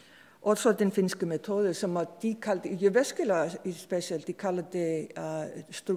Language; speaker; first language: Danish; non-native, fluent; Icelandic